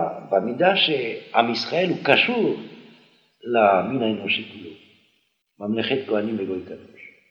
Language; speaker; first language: Hebrew; non-native, fluent; French